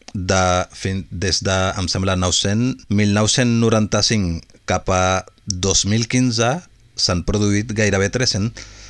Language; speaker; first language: Catalan; non-native, fluent; Urdu